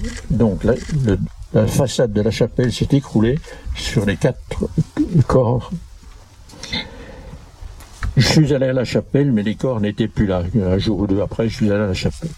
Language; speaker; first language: French; native; French